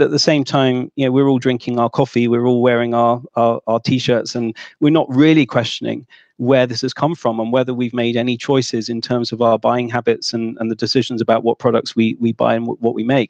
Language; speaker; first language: English; native; English